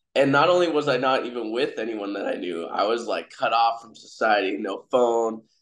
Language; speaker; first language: English; native; English